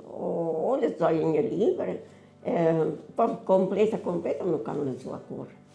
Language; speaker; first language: Albanian; non-native, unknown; Italian